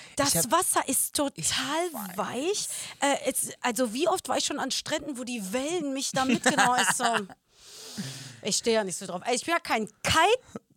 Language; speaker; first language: German; native; German